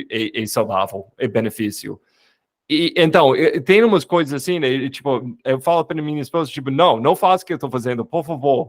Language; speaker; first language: Portuguese; non-native, fluent; English